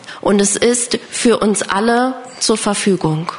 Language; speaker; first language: German; non-native, fluent; English